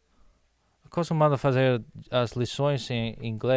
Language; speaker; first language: Portuguese; non-native, learner; English